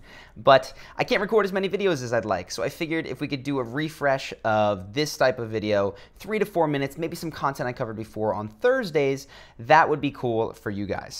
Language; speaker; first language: English; native; English